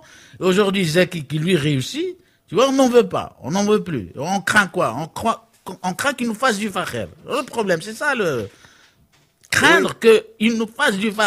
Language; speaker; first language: French; non-native, local second language; Arabic